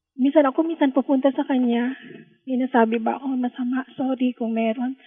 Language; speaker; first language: Filipino; non-native, local second language; Hiligaynon